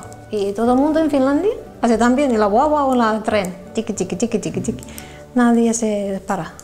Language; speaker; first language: Spanish; non-native, learner; Finnish